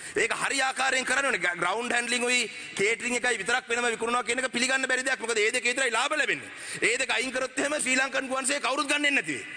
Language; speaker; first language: Sinhala; non-native, local second language; Tamil